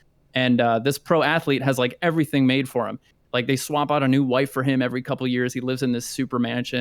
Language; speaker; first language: English; native; English